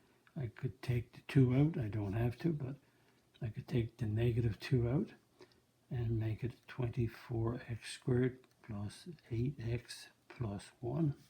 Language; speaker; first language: English; native; English